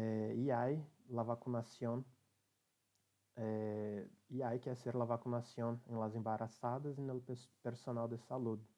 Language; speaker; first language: Spanish; non-native, learner; Portuguese